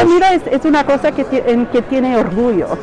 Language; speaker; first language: Spanish; non-native, learner; English